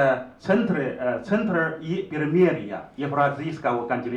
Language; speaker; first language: Russian; non-native, learner; Chinese